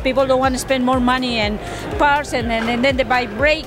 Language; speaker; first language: English; non-native, fluent; Spanish